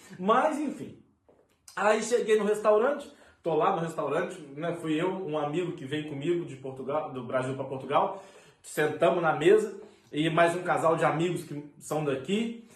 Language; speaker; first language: Portuguese; native; Portuguese